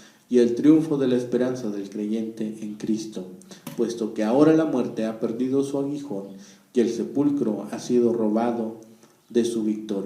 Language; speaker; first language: Spanish; native; Spanish